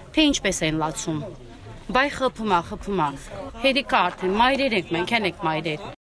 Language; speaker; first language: Armenian; native; Armenian